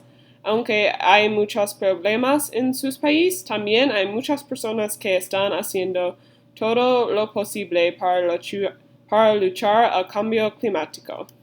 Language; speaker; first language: Spanish; non-native, learner; English